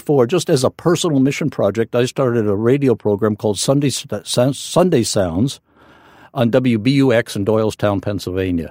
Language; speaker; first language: English; native; English